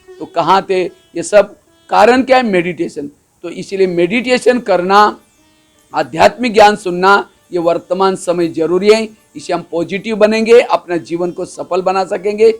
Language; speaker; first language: Hindi; non-native, local second language; Marathi